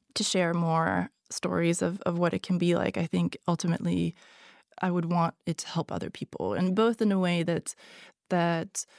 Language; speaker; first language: English; non-native, fluent; Hungarian